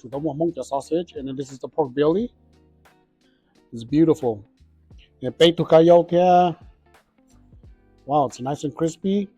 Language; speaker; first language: English; early bilingual, heritage; Hmong